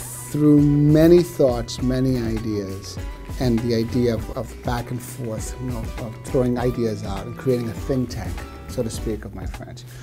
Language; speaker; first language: English; early bilingual, other home language; Spanish